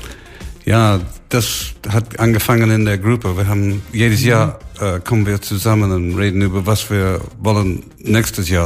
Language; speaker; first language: German; non-native, learner; English